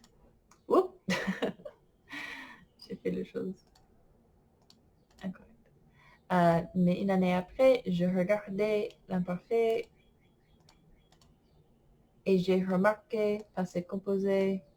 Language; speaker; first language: French; non-native, fluent; English